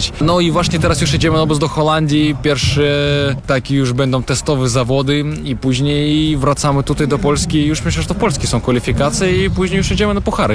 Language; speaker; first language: Polish; non-native, fluent; Russian